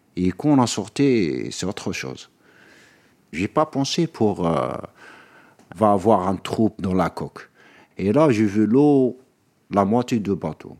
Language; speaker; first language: French; non-native, local second language; Arabic